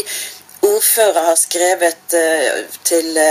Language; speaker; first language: Norwegian; native; Norwegian